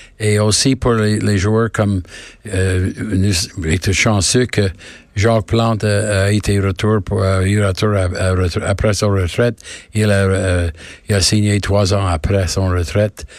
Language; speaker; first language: French; non-native, learner; English